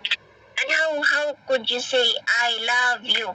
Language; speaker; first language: English; non-native, local second language; Filipino